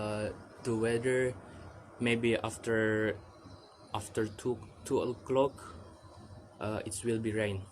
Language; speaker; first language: English; non-native, learner; Indonesian